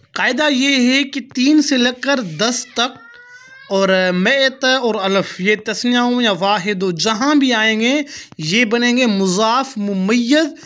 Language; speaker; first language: Urdu; non-native, local second language; Pashto